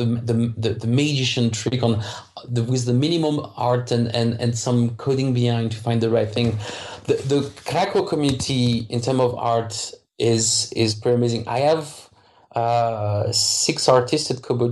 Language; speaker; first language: English; non-native, fluent; French